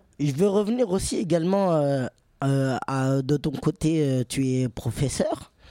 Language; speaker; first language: French; native; French